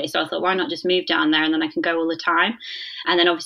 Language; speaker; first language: English; native; English